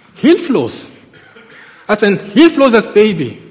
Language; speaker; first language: German; non-native, fluent; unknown